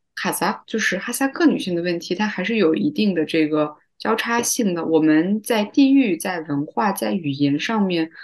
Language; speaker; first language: Chinese; native; Chinese